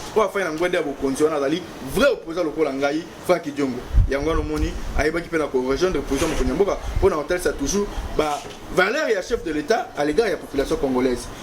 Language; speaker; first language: Lingala; native; Lingala